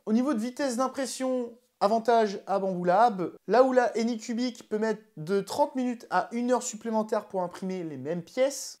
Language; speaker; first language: French; native; French